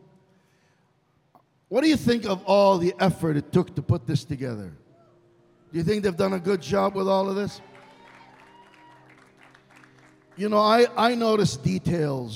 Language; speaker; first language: English; non-native, fluent; Hebrew